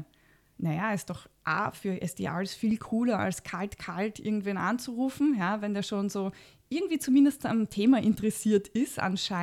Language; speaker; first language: German; native; German